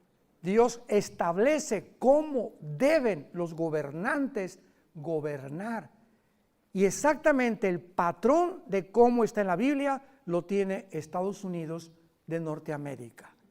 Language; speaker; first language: Spanish; native; Spanish